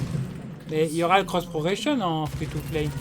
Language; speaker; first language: French; native; French